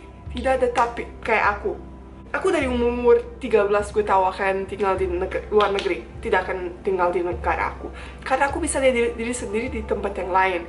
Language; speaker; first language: Indonesian; non-native, fluent; Bosnian